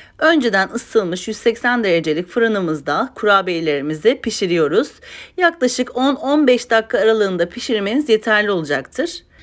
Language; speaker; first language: Turkish; native; Turkish